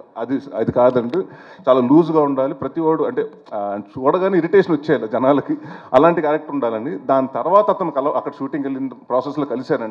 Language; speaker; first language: Telugu; native; Telugu